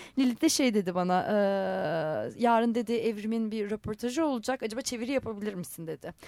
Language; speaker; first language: Turkish; non-native, local second language; Armenian